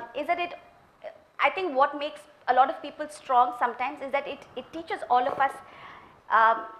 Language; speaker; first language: English; non-native, local second language; Malayalam